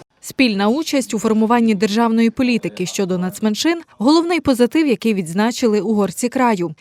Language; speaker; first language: Ukrainian; native; Ukrainian